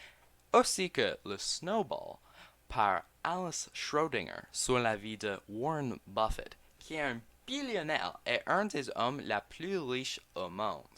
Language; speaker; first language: French; non-native, learner; English